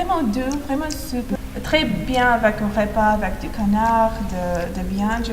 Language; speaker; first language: French; non-native, fluent; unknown